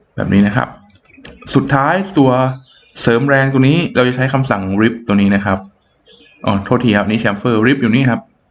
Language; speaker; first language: Thai; native; Thai